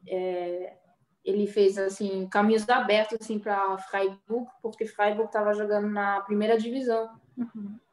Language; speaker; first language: Portuguese; early bilingual, heritage; Portuguese